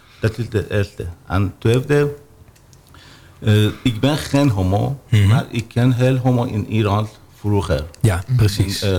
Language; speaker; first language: Dutch; non-native, learner; Persian